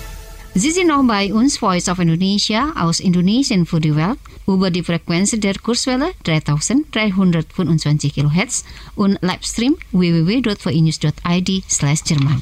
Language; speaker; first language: German; non-native, fluent; Indonesian